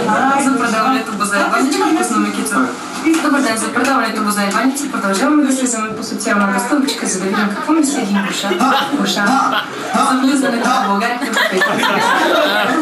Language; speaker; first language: Bulgarian; native; Bulgarian